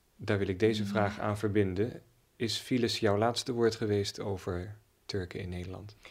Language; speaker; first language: Dutch; native; Dutch